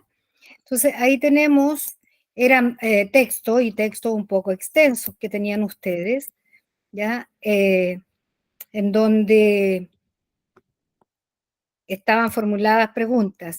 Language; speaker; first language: Spanish; native; Spanish